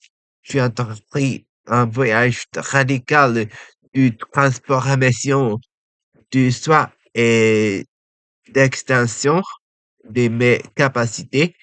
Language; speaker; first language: French; non-native, learner; Japanese